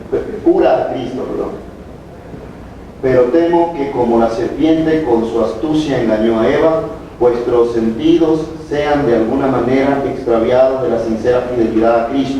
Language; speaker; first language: Spanish; native; Spanish